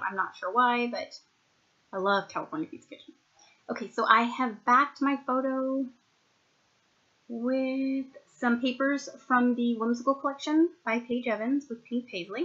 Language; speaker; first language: English; native; English